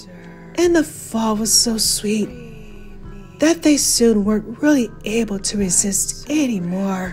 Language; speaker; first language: English; native; English